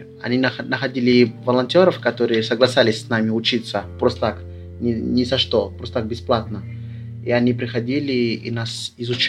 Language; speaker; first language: Russian; early bilingual, other home language; Lingala